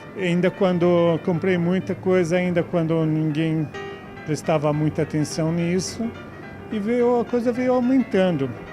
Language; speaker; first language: Portuguese; non-native, fluent; Italian